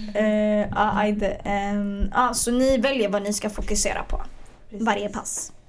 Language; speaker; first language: Swedish; early bilingual, other home language; Arabic